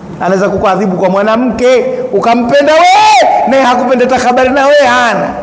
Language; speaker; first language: Swahili; native; Swahili